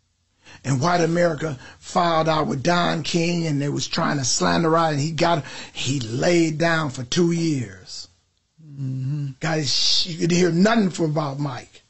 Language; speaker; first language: English; native; English